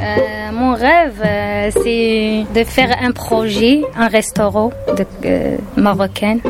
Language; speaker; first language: French; non-native, learner; Berber languages